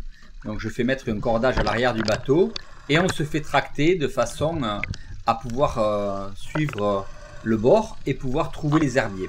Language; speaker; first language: French; native; French